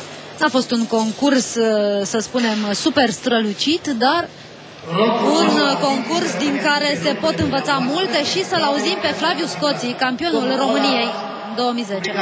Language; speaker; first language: Romanian; native; Romanian